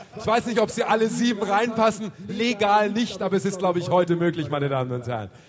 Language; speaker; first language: German; native; German